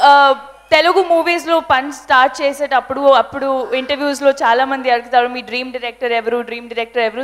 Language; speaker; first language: Telugu; non-native, fluent; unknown